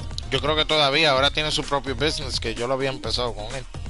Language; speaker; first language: Spanish; early bilingual, heritage; Spanish